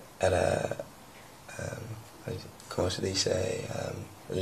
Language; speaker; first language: Spanish; non-native, learner; English